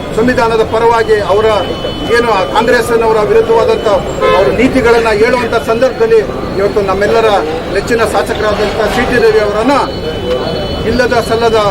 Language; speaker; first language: Kannada; native; Kannada